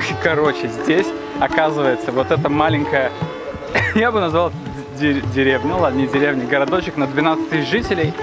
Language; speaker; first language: Russian; native; Russian